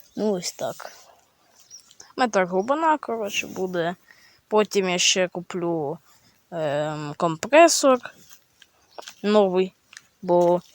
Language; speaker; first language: Ukrainian; non-native, local second language; Russian